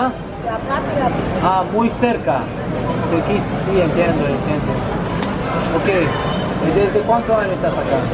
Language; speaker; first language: Spanish; non-native, learner; Romanian